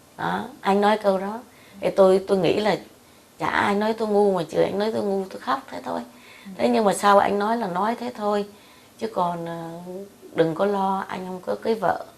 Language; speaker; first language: Vietnamese; native; Vietnamese